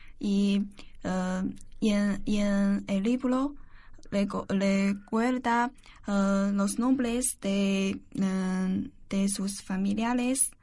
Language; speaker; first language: Spanish; non-native, learner; Chinese